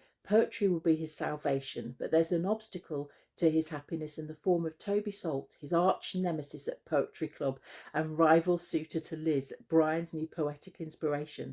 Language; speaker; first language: English; native; English